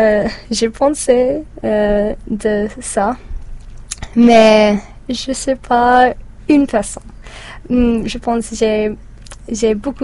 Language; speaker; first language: French; non-native, learner; English